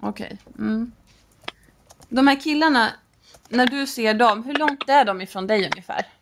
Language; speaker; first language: Swedish; native; Swedish